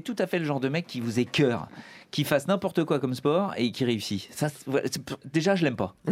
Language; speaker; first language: French; native; French